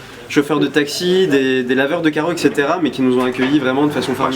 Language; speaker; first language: French; non-native, local second language; Gujarati